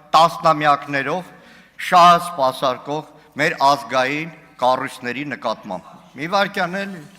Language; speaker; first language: Armenian; native; Armenian